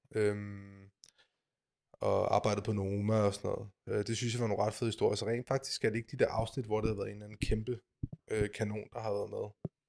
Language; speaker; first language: Danish; native; Danish